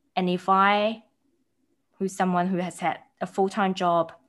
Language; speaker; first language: English; early bilingual, other home language; Chinese